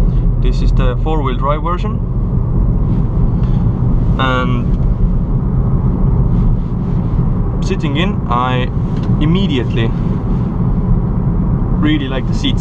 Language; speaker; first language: English; non-native, fluent; Estonian